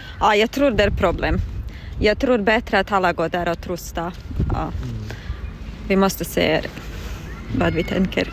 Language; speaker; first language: Swedish; non-native, learner; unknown